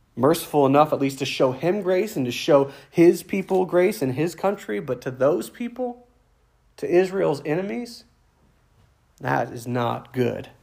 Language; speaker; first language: English; native; English